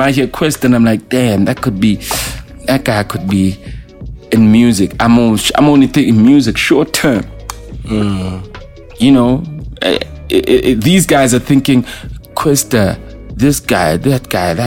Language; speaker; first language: English; non-native, local second language; Zulu